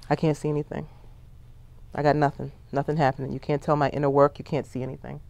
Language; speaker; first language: English; native; English